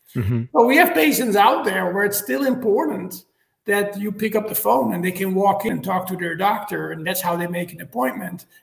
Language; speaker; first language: English; non-native, fluent; Dutch